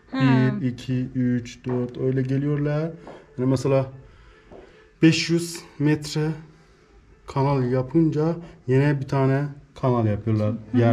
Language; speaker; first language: Turkish; non-native, learner; Persian